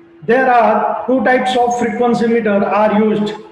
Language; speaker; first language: English; non-native, local second language; Gujarati